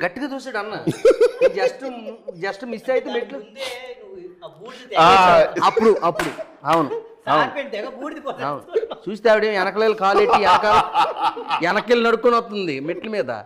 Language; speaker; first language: Telugu; native; Telugu